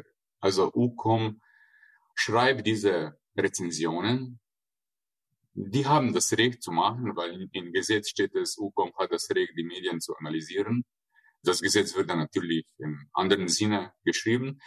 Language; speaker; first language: German; non-native, fluent; Slovenian